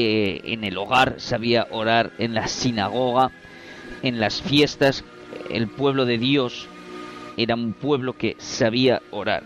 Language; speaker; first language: Spanish; native; Spanish